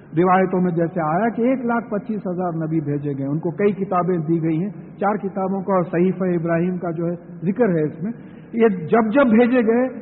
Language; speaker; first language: Urdu; native; Urdu